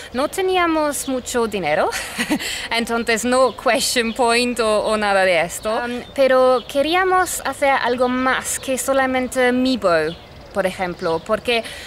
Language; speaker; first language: Spanish; non-native, fluent; English